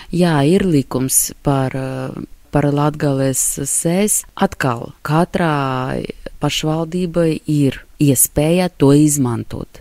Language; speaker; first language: Latvian; non-native, local second language; Russian